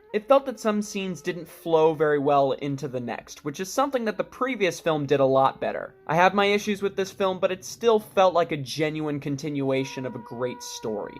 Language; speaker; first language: English; native; English